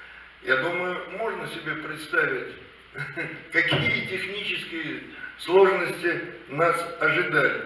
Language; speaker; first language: Russian; native; Russian